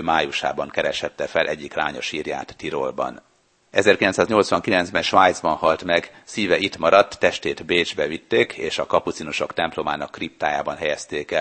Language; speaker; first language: Hungarian; native; Hungarian